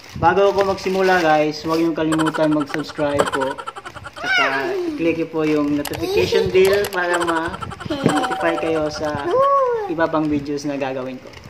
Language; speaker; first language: Filipino; non-native, local second language; Cebuano